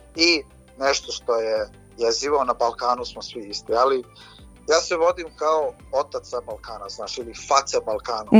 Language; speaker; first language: Serbian; early bilingual, heritage; Serbian